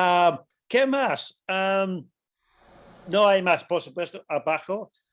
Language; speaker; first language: Spanish; non-native, fluent; English